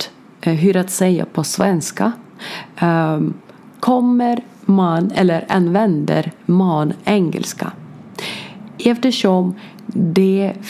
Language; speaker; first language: Swedish; non-native, learner; Ukrainian